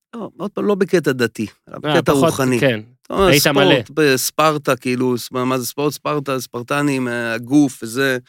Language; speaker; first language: Hebrew; native; Hebrew